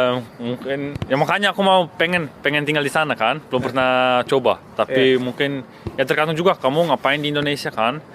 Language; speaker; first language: Indonesian; early bilingual, heritage; Indonesian